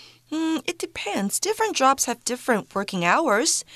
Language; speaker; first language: English; non-native, fluent; Chinese